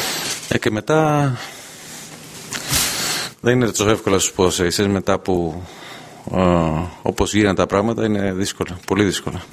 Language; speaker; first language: Greek; non-native, fluent; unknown